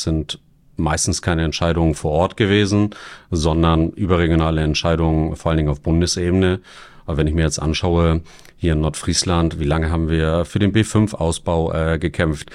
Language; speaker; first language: German; native; German